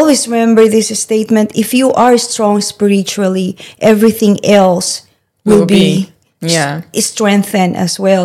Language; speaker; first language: English; non-native, local second language; Filipino